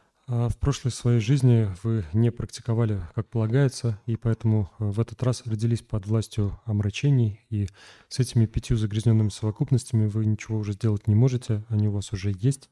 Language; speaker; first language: Russian; native; Russian